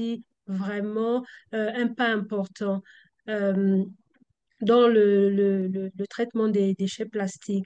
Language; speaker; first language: French; non-native, learner; Dutch